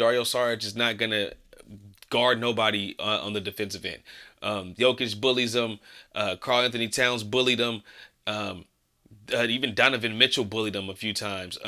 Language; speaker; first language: English; native; English